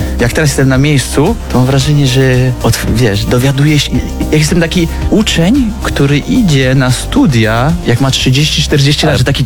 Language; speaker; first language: Polish; non-native, fluent; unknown